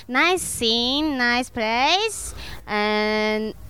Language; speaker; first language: English; non-native, learner; Japanese